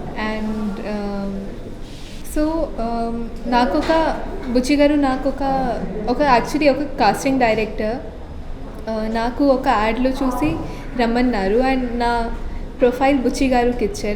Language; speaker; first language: Telugu; non-native, local second language; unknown